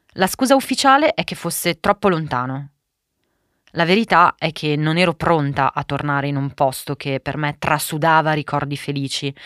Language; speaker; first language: Italian; early bilingual, other home language; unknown